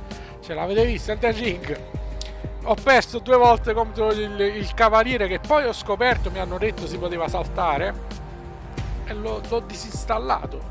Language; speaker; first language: Italian; native; Italian